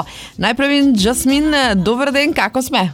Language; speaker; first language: Macedonian; native; Macedonian